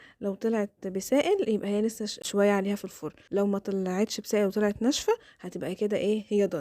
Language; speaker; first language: Arabic; native; Arabic